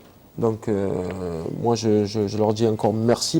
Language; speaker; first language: French; native; French